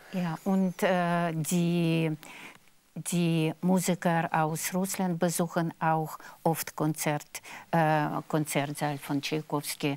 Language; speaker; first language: German; non-native, fluent; Russian